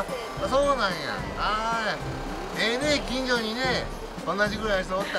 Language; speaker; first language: Japanese; native; Japanese